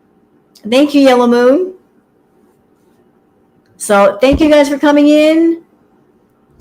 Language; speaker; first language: English; native; English